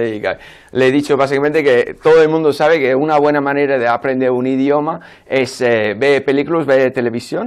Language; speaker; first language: Spanish; non-native, fluent; English